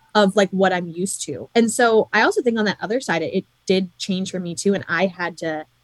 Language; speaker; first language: English; native; English